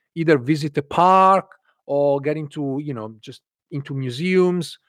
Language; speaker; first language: English; non-native, fluent; Italian